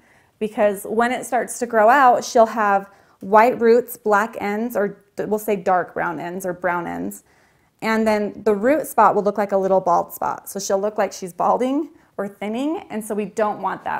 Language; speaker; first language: English; native; English